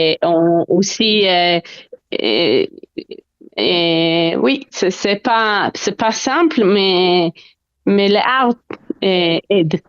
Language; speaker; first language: French; non-native, learner; Hebrew